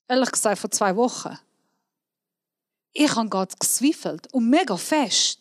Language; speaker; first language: German; non-native, fluent; Persian